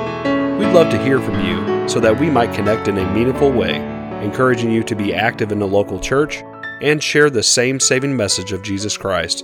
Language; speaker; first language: English; native; English